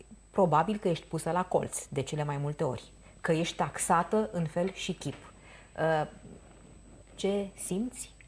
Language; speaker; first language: Romanian; native; Romanian